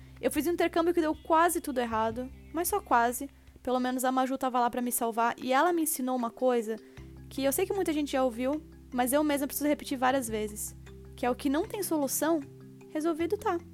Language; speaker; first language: Portuguese; native; Portuguese